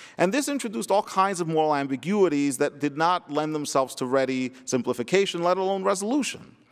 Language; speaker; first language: English; early bilingual, other home language; Spanish